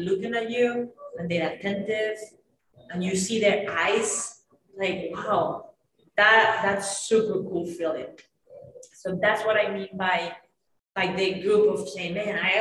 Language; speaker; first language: English; non-native, fluent; Spanish